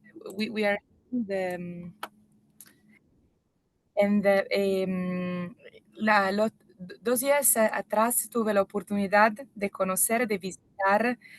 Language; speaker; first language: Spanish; non-native, fluent; Italian